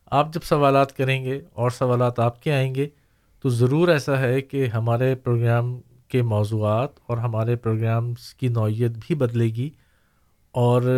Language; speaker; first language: Urdu; native; Urdu